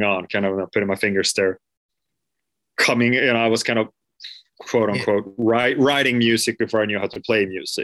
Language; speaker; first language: English; non-native, fluent; Swedish